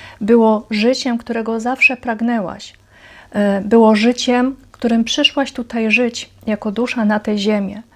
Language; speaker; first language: Polish; native; Polish